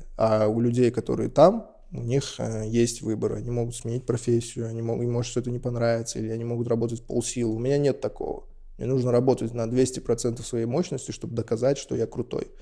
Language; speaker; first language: Russian; non-native, local second language; Uzbek